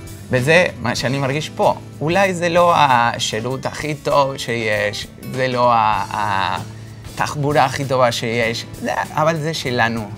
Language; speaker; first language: Hebrew; non-native, fluent; Spanish